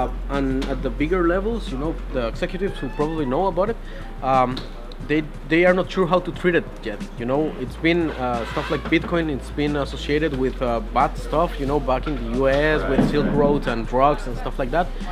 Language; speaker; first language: English; non-native, fluent; Spanish